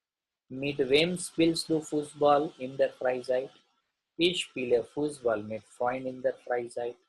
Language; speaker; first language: German; non-native, learner; Gujarati